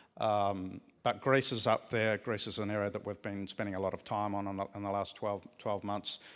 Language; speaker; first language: English; native; English